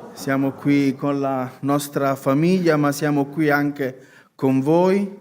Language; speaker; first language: Italian; native; Italian